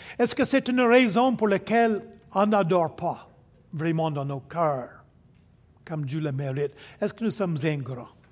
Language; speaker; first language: French; non-native, local second language; English